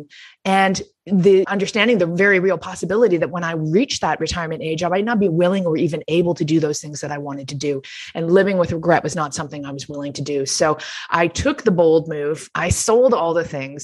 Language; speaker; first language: English; native; English